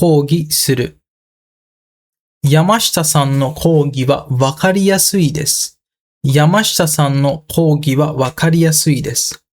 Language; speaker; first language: Japanese; non-native, fluent; Sinhala